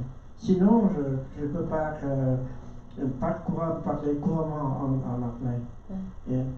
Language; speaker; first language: French; non-native, learner; Vietnamese